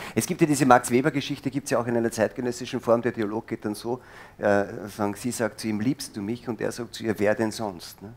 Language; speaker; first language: German; native; German